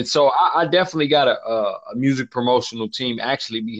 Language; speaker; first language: English; native; English